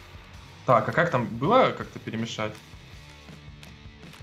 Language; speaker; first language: Russian; native; Russian